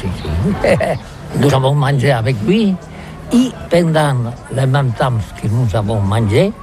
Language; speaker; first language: French; non-native, learner; Catalan